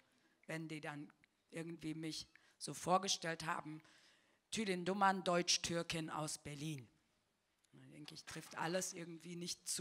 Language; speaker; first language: German; early bilingual, other home language; Turkish